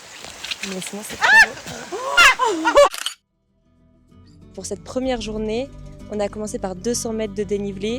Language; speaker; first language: French; native; French